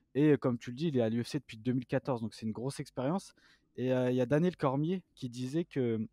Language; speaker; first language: French; native; French